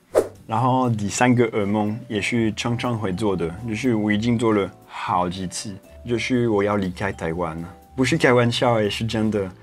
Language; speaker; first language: Chinese; non-native, fluent; French